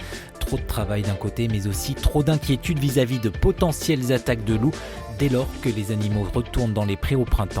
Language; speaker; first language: French; native; French